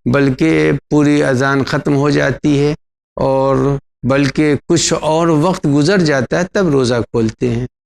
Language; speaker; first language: Urdu; native; Urdu